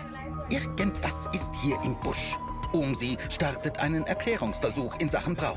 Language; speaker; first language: German; native; German